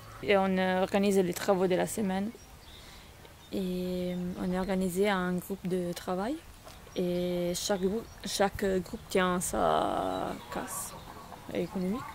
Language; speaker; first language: French; non-native, fluent; Italian